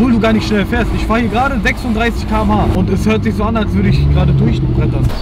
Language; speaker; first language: German; native; German